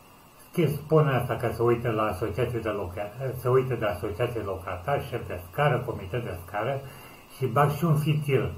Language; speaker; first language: Romanian; native; Romanian